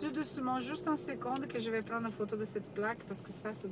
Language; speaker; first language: French; non-native, learner; Portuguese